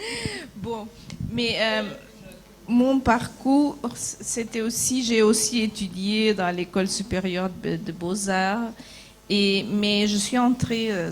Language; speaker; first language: French; non-native, fluent; Portuguese